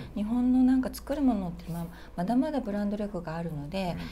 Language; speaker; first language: Japanese; native; Japanese